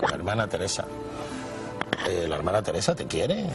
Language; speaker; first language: Spanish; native; Spanish